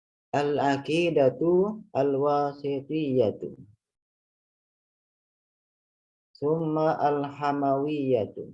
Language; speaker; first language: Arabic; non-native, fluent; Indonesian